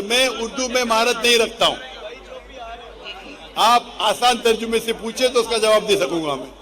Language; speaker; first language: Hindi; non-native, local second language; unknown